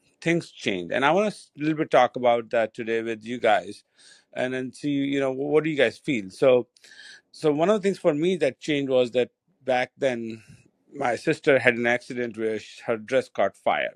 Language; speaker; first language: English; non-native, local second language; Hindi